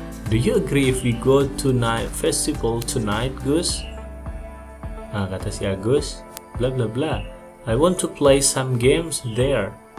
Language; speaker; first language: English; non-native, fluent; Indonesian